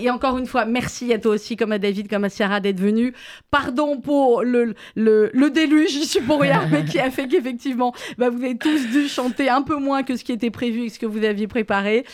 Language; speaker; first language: French; native; French